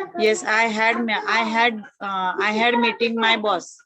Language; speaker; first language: English; non-native, learner; Marathi